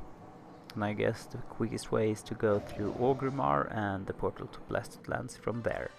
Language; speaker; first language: English; non-native, fluent; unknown